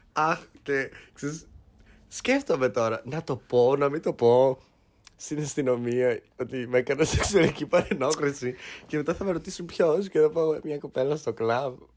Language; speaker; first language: Greek; early bilingual, heritage; Greek